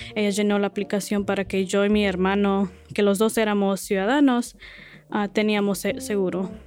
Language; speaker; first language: Spanish; early bilingual, heritage; Spanish